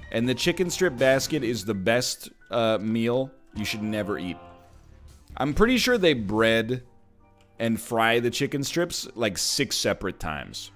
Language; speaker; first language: English; native; English